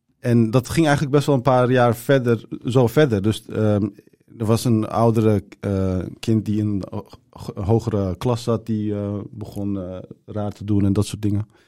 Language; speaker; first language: Dutch; early bilingual, other home language; Turkish